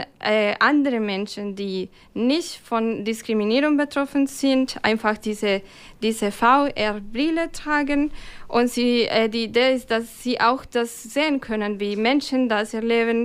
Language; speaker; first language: German; non-native, fluent; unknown